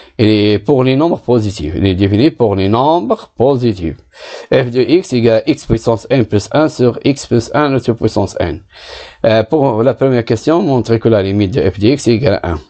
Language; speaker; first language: French; non-native, local second language; Arabic